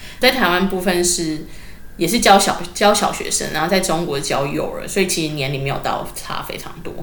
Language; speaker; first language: Chinese; native; Chinese